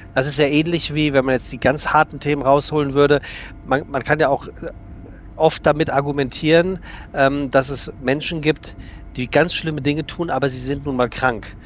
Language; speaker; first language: German; native; German